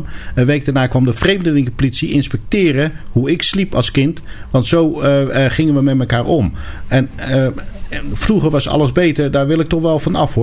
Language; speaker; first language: Dutch; native; Dutch